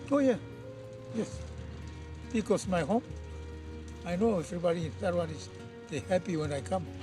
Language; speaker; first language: English; non-native, learner; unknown